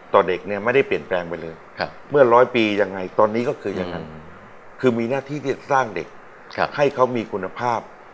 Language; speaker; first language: Thai; native; Thai